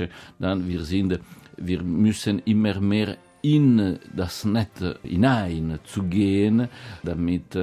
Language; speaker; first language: German; non-native, fluent; Italian